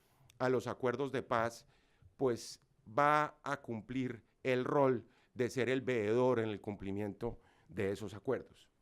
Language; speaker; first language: Spanish; native; Spanish